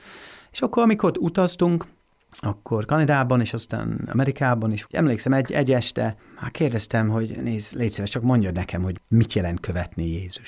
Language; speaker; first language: Hungarian; non-native, fluent; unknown